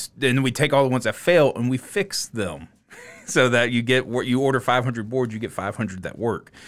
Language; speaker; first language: English; native; English